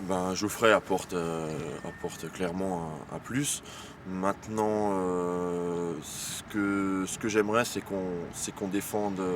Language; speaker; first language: French; native; French